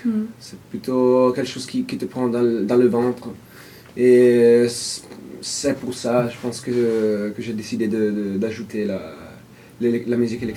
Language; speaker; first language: French; non-native, fluent; Italian